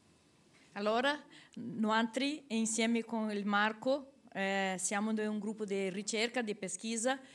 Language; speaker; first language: Italian; non-native, learner; Portuguese